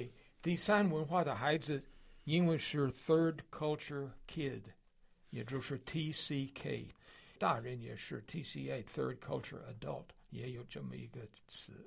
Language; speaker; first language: Chinese; non-native, fluent; English